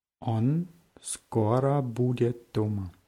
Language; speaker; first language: Russian; non-native, learner; German